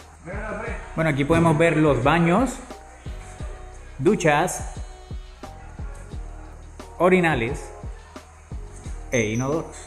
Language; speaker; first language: Spanish; native; Spanish